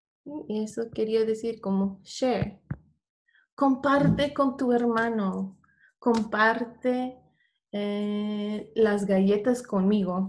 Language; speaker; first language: Spanish; non-native, fluent; English